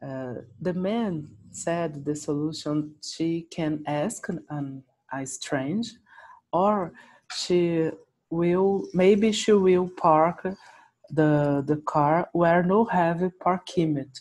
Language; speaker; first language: English; non-native, learner; Portuguese